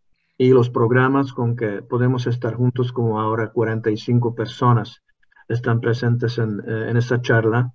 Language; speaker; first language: Spanish; non-native, fluent; Hungarian